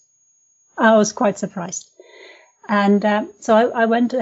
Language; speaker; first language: English; non-native, fluent; Finnish